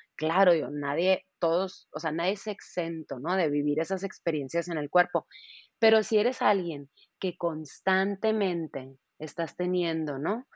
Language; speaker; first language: Spanish; native; Spanish